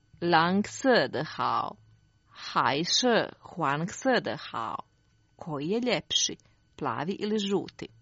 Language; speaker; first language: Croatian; native; Croatian